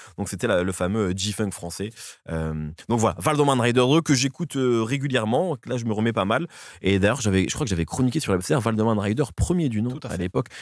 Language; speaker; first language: French; native; French